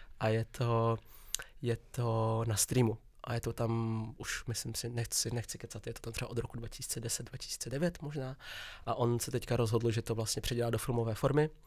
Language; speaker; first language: Czech; early bilingual, other home language; Vietnamese